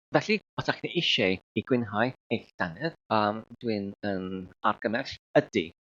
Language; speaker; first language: Welsh; non-native, learner; Filipino